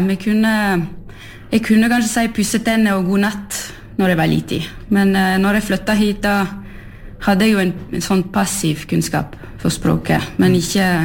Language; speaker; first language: Norwegian; early bilingual, heritage; French